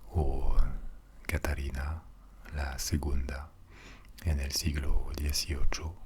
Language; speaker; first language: Spanish; non-native, fluent; French